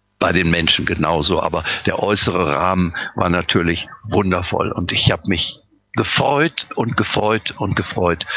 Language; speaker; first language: German; native; German